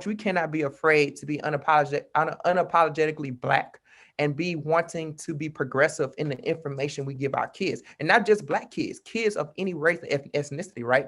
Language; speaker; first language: English; native; English